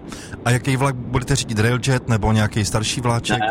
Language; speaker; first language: Czech; native; Czech